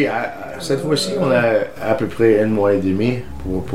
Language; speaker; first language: French; non-native, learner; English